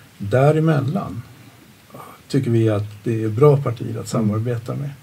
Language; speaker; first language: Swedish; native; Swedish